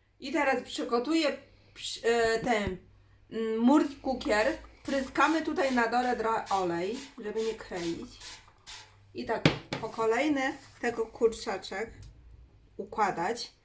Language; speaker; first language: Polish; non-native, learner; Chinese